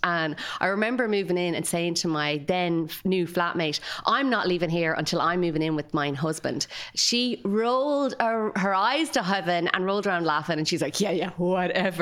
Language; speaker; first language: English; native; English